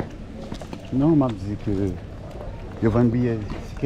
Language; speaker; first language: French; non-native, local second language; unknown